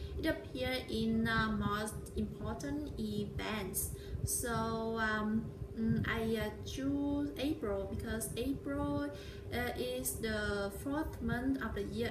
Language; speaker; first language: English; non-native, learner; Vietnamese